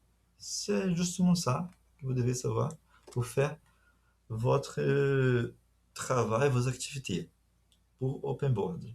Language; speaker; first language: French; non-native, fluent; Portuguese